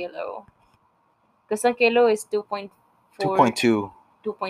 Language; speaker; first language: English; non-native, local second language; Filipino